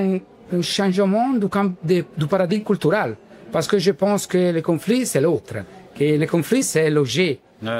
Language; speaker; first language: French; non-native, learner; Italian